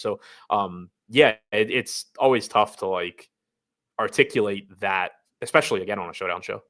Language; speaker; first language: English; native; English